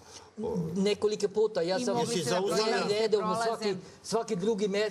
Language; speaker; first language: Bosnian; non-native, fluent; Norwegian